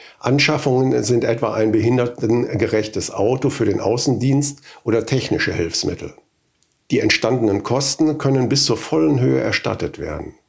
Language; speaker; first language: German; native; German